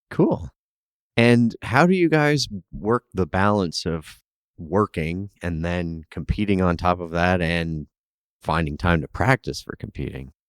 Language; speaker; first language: English; native; English